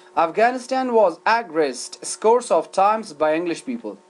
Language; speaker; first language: English; non-native, fluent; Persian